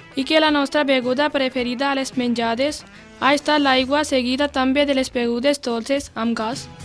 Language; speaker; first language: Catalan; non-native, fluent; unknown